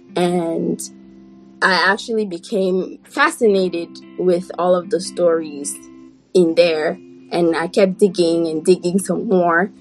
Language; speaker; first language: English; non-native, fluent; French